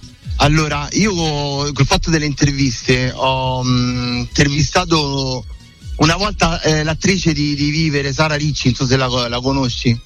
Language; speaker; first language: Italian; native; Italian